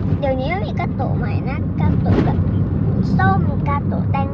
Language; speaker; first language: Thai; native; Thai